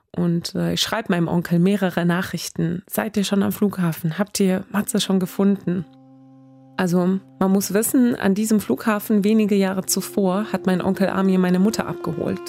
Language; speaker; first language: German; early bilingual, other home language; Swedish